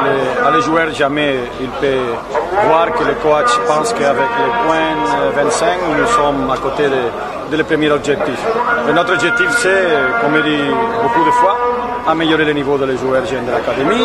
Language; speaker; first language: French; non-native, learner; Spanish